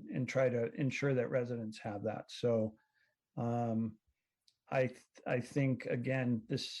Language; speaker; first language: English; native; English